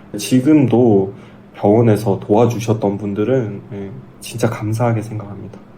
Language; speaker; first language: Korean; native; Korean